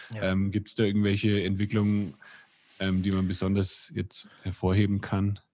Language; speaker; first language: German; native; German